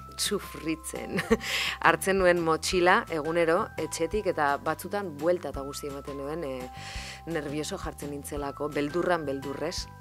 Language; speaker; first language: Basque; non-native, local second language; Spanish